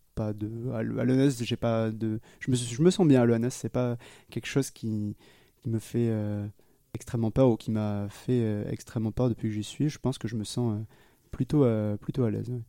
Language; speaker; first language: French; native; French